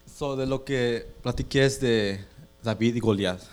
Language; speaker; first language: Spanish; early bilingual, heritage; Spanish